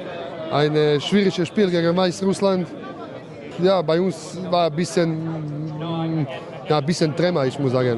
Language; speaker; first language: German; non-native, learner; Croatian